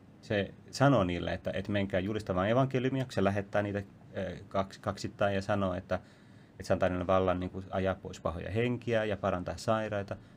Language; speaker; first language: Finnish; native; Finnish